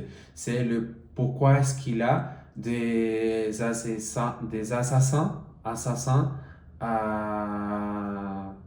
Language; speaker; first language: French; non-native, learner; Spanish